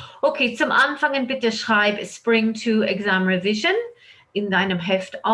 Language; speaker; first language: German; non-native, fluent; English